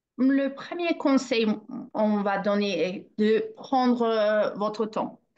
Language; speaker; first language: French; non-native, fluent; English